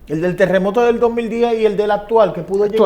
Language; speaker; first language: Spanish; native; Spanish